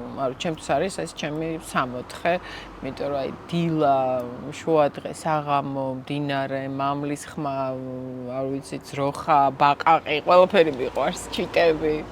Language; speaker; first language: Georgian; native; Georgian